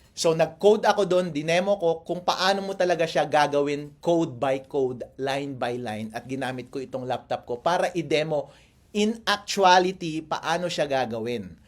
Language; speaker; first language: Filipino; non-native, local second language; Iloko